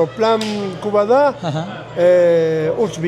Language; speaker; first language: Turkish; non-native, learner; Spanish